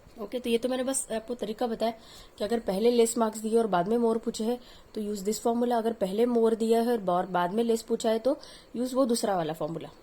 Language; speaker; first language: Hindi; non-native, local second language; Marathi